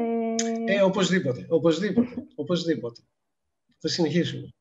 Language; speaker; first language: Greek; native; Greek